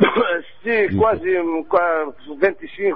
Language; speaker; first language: Italian; non-native, learner; Arabic